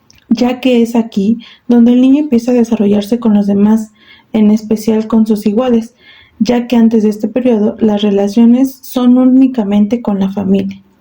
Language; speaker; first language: Spanish; native; Spanish